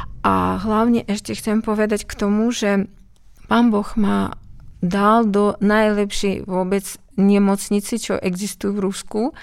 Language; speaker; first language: Slovak; non-native, fluent; Russian